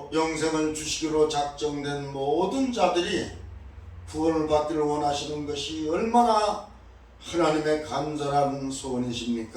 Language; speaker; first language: Korean; native; Korean